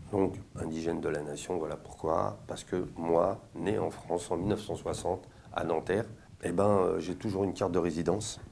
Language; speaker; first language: French; native; French